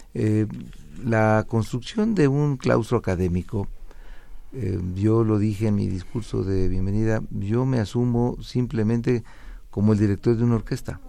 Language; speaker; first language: Spanish; native; Spanish